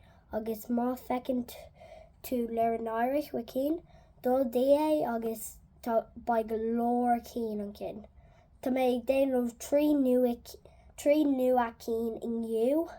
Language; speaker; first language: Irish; non-native, learner; English